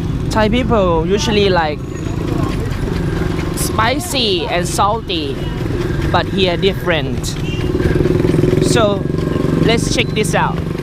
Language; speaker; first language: English; non-native, learner; Thai